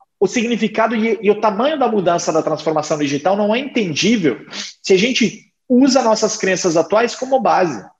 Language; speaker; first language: Portuguese; non-native, fluent; Italian